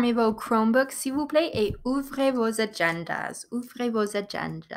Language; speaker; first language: French; non-native, fluent; English